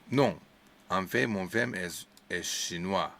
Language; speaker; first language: French; non-native, learner; English